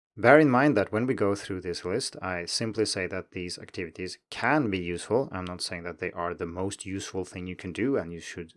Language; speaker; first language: English; non-native, fluent; Swedish